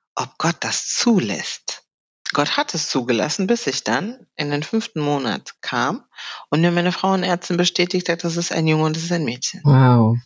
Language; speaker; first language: German; native; German